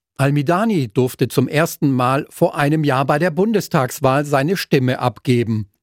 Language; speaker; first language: German; native; German